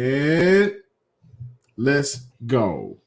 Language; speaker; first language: English; native; English